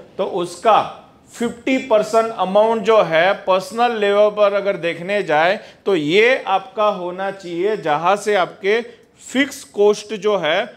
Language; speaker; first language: Hindi; non-native, local second language; Gujarati